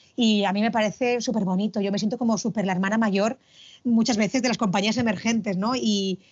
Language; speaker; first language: Spanish; native; Spanish